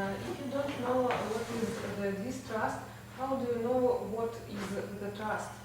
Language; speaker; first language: English; non-native, learner; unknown